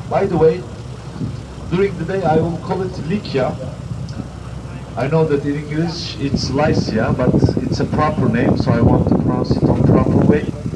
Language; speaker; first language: English; non-native, fluent; Turkish